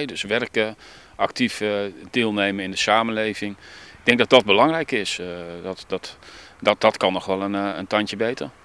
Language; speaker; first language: Dutch; native; Dutch